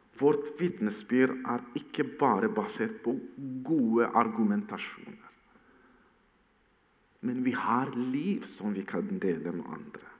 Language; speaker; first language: Norwegian; non-native, fluent; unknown